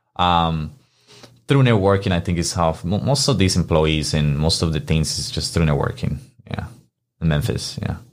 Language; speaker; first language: English; non-native, fluent; Spanish